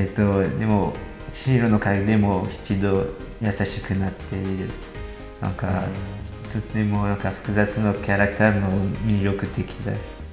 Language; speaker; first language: Japanese; non-native, learner; French